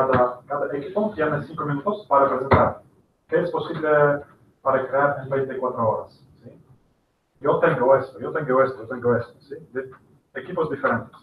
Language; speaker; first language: Spanish; non-native, learner; English